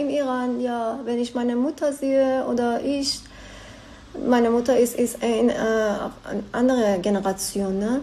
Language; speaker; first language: German; non-native, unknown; Persian